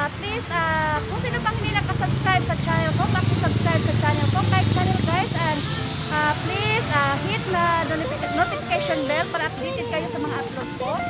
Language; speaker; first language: Filipino; non-native, local second language; Cebuano